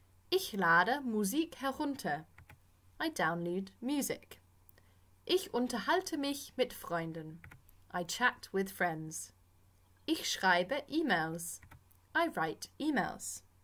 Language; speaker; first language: German; non-native, fluent; English